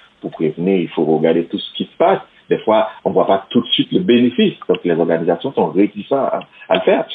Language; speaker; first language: French; non-native, local second language; Haitian Creole